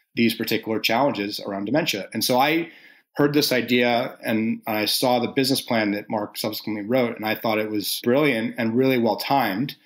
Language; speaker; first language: English; native; English